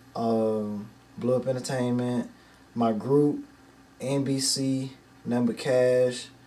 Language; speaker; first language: English; native; English